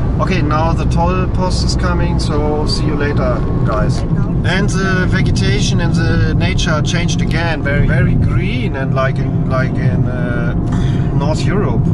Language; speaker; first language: English; non-native, learner; German